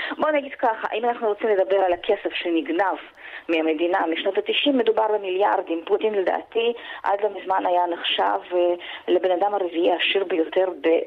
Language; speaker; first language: Hebrew; non-native, fluent; Russian